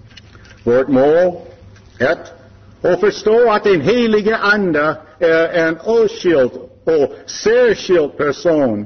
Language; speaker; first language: Swedish; non-native, learner; English